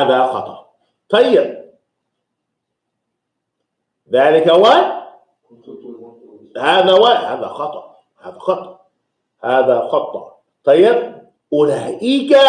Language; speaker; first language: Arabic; non-native, fluent; English